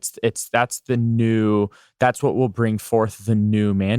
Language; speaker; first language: English; native; English